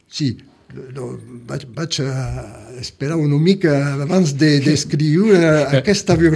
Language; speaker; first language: Catalan; early bilingual, heritage; Catalan